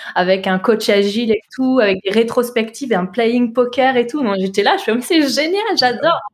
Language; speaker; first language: French; native; French